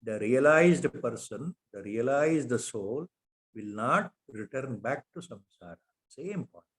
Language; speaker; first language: English; non-native, local second language; Kannada